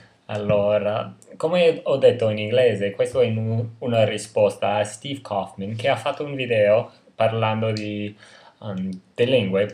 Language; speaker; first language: Italian; non-native, fluent; English